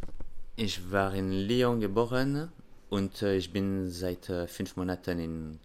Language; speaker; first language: German; non-native, learner; French